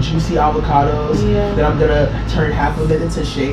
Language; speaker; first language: English; non-native, fluent; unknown